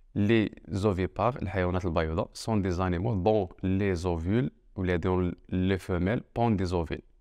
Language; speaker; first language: French; non-native, local second language; Arabic